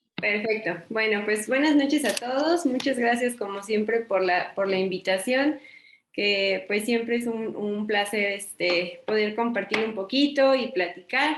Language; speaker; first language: Spanish; native; Spanish